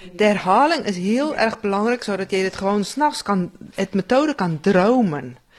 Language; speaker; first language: Dutch; non-native, fluent; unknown